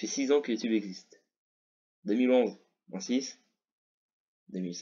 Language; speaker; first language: French; native; French